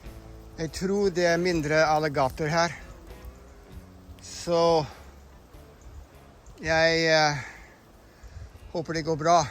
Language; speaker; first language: Norwegian; non-native, fluent; English